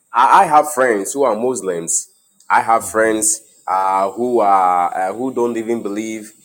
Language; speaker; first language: English; non-native, local second language; Akan